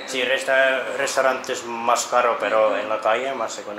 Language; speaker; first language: Spanish; non-native, learner; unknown